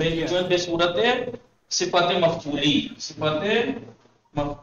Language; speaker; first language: Persian; non-native, fluent; Urdu